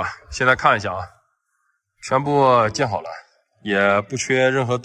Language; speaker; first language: Chinese; native; Chinese